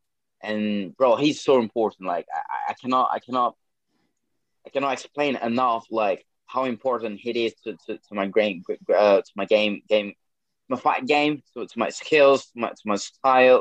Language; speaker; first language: English; non-native, fluent; Portuguese